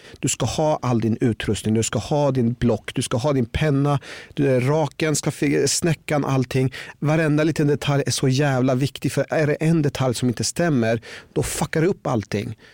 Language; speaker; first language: Swedish; early bilingual, other home language; Persian